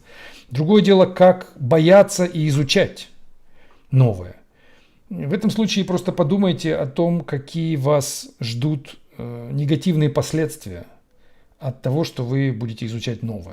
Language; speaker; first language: Russian; native; Russian